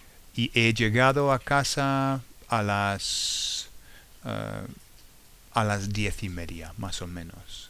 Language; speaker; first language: Spanish; non-native, learner; English